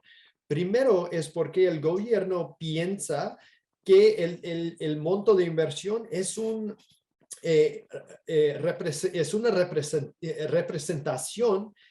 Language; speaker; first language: Spanish; non-native, fluent; English